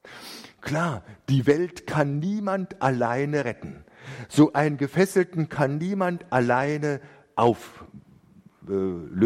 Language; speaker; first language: German; native; German